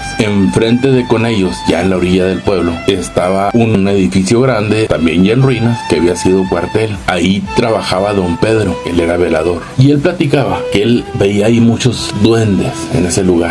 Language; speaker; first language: Spanish; native; Spanish